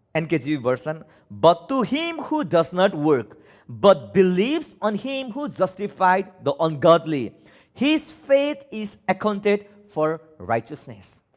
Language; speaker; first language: English; non-native, learner; Nepali